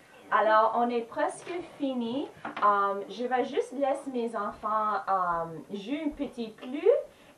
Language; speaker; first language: French; non-native, learner; English